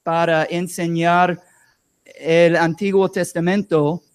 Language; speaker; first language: Spanish; non-native, learner; English